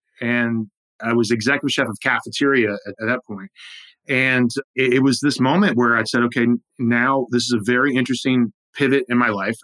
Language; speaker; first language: English; native; English